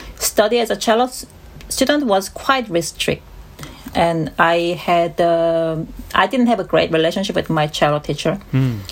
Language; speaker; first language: English; non-native, fluent; Korean